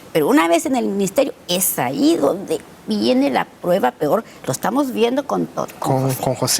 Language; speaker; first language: Spanish; native; Spanish